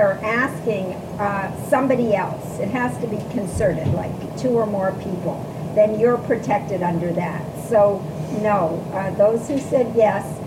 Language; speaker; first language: English; native; English